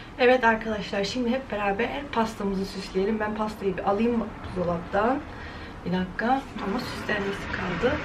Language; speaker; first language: Turkish; early bilingual, heritage; Turkish